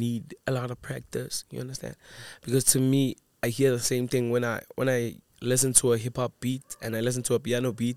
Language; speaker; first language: English; non-native, local second language; Zulu